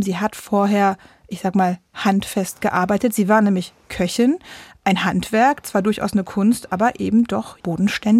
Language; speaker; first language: German; native; German